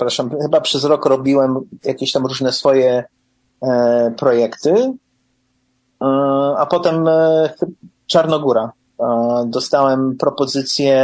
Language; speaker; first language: Polish; early bilingual, heritage; English